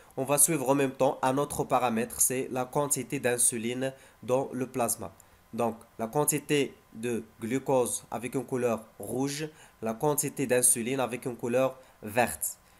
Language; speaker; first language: French; non-native, local second language; Arabic